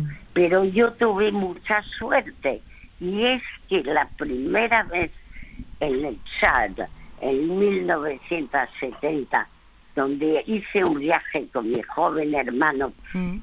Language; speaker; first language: Spanish; early bilingual, other home language; French